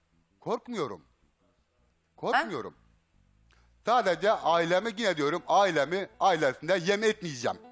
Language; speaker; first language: Turkish; native; Turkish